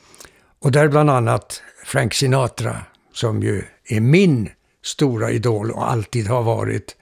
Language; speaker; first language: Swedish; native; Swedish